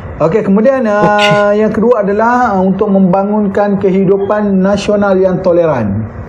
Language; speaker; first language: Malay; native; Malay